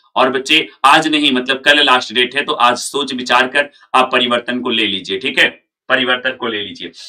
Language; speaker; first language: Hindi; native; Hindi